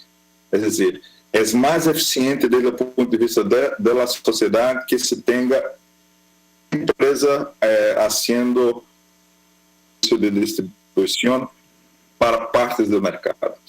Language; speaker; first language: Spanish; non-native, fluent; Portuguese